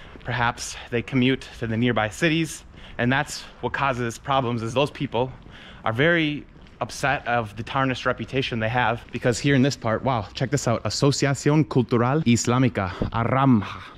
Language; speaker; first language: English; native; English